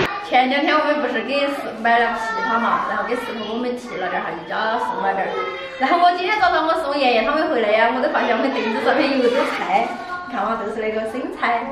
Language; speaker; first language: Chinese; native; Chinese